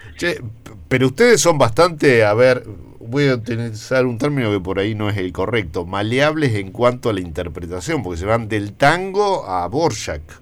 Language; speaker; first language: Spanish; native; Spanish